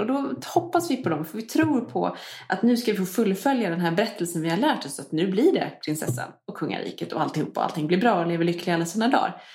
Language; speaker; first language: Swedish; native; Swedish